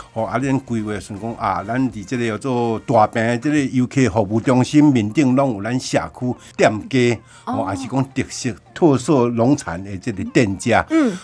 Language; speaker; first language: Min Nan Chinese; native; Min Nan Chinese